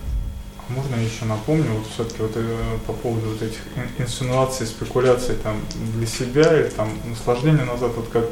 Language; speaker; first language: Russian; native; Russian